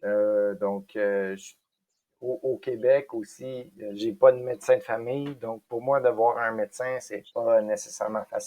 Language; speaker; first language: French; native; French